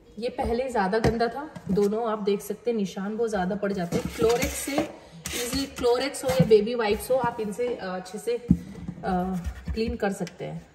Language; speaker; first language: Hindi; native; Hindi